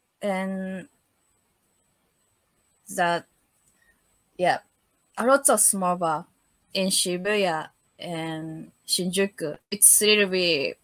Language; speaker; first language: English; non-native, learner; Japanese